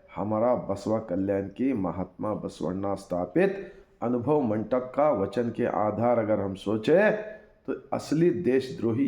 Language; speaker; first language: Hindi; non-native, local second language; Kannada